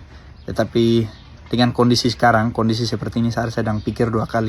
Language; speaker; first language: Indonesian; early bilingual, other home language; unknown